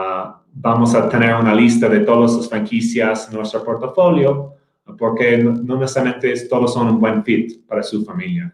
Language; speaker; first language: Spanish; non-native, fluent; English